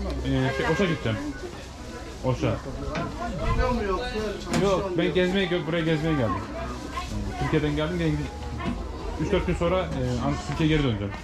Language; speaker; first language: Turkish; native; Turkish